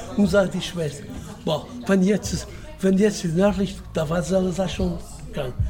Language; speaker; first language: German; non-native, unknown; Portuguese